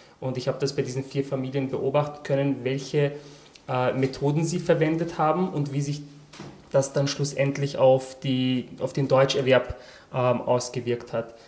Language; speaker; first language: German; early bilingual, other home language; Turkish